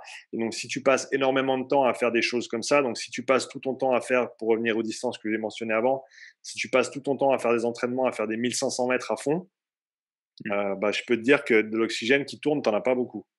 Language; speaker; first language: French; native; French